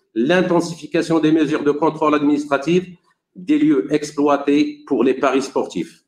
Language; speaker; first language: French; non-native, local second language; Arabic